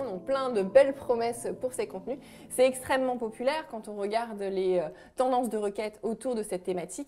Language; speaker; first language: French; native; French